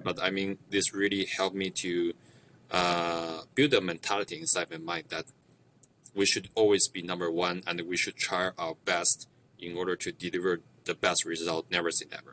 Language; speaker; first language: English; non-native, fluent; Chinese